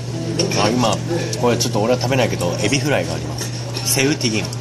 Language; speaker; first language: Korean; non-native, fluent; Japanese